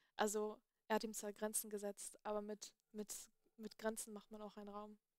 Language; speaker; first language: German; native; German